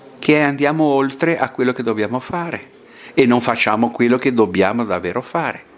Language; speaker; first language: Italian; non-native, fluent; Portuguese